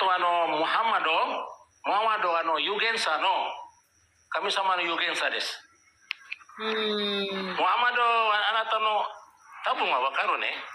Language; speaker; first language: Japanese; non-native, learner; Indonesian